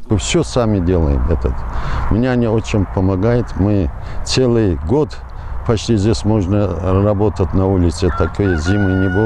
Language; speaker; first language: Russian; non-native, local second language; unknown